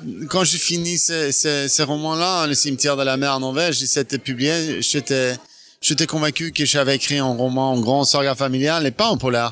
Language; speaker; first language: French; non-native, fluent; Norwegian